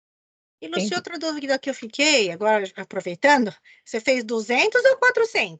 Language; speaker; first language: Portuguese; native; Portuguese